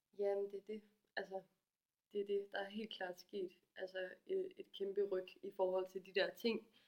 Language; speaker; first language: Danish; native; Danish